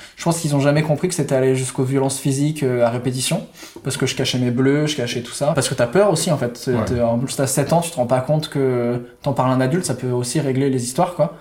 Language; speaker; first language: French; native; French